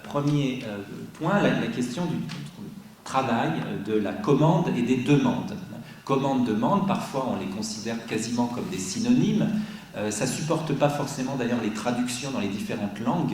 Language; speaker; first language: French; native; French